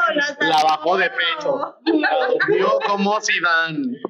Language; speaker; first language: Spanish; native; Spanish